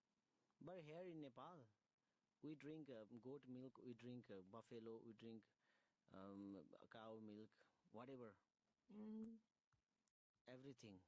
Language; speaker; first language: English; non-native, learner; Nepali